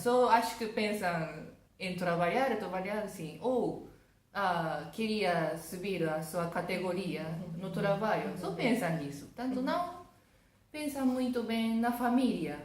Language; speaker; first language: Portuguese; non-native, fluent; Japanese